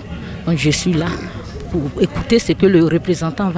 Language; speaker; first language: French; native; French